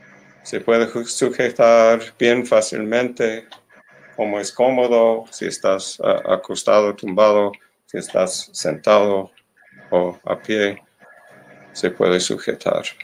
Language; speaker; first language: Spanish; non-native, learner; English